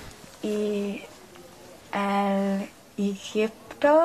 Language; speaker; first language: Spanish; non-native, learner; English